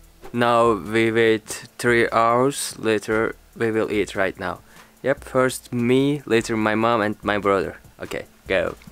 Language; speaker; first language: English; non-native, learner; Turkish